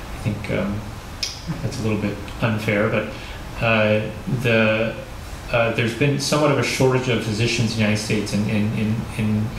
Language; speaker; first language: English; native; English